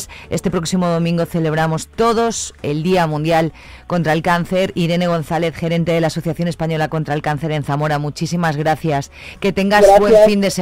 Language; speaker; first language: Spanish; native; Spanish